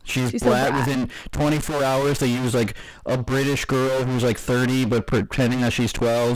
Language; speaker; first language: English; native; English